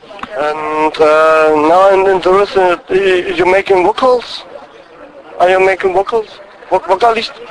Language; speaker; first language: English; non-native, learner; German